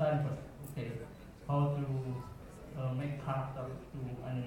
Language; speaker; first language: English; non-native, learner; Indonesian